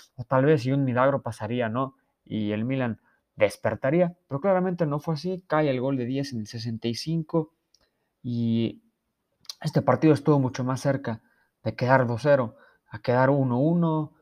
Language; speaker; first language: Spanish; native; Spanish